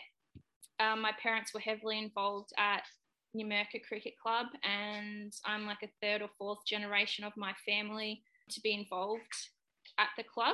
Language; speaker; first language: English; native; English